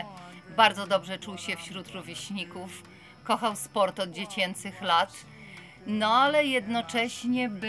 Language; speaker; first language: Polish; native; Polish